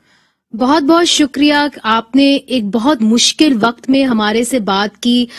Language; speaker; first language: Urdu; native; Urdu